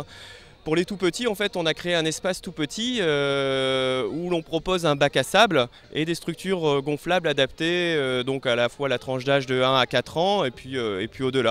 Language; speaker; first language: French; native; French